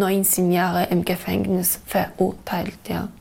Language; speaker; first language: German; non-native, learner; Uyghur